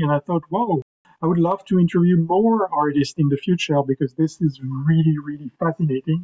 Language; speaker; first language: English; non-native, fluent; French